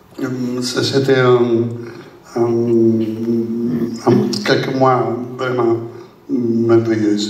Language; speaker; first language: French; non-native, learner; Italian